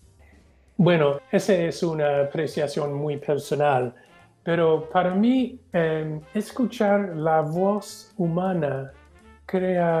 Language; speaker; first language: Spanish; non-native, fluent; English